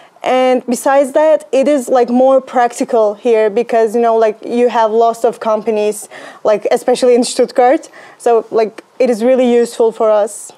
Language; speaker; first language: English; non-native, fluent; Turkish